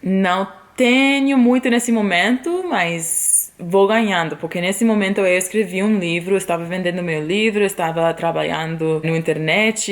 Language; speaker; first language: Portuguese; non-native, fluent; English